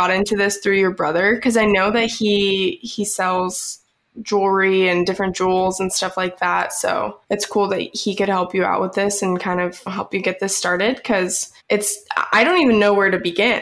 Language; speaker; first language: English; native; English